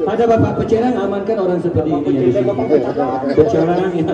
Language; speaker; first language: Indonesian; non-native, learner; English